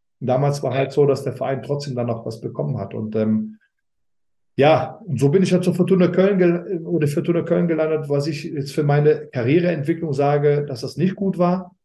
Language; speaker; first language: German; early bilingual, other home language; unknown